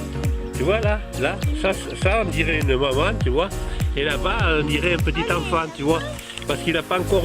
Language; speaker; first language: French; native; French